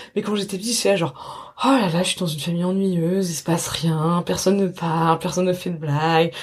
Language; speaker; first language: French; native; French